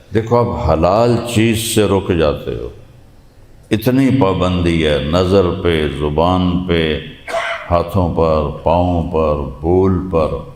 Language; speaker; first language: Urdu; non-native, local second language; Punjabi